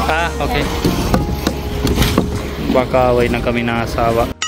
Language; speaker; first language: Filipino; non-native, learner; Punjabi